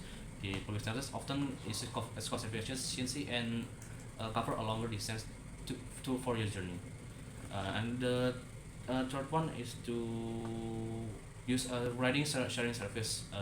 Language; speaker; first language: English; non-native, learner; Indonesian